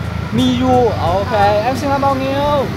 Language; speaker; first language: Vietnamese; non-native, learner; Chinese